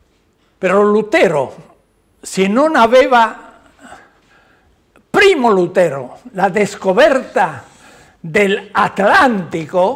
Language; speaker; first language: Italian; non-native, learner; Spanish